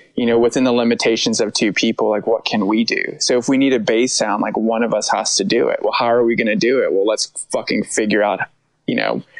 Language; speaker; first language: English; native; English